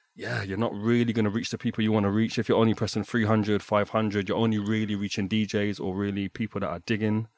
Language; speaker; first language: English; native; English